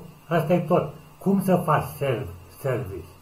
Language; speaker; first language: Romanian; native; Romanian